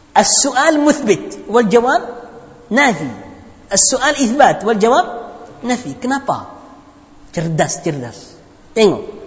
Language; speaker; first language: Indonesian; non-native, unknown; Arabic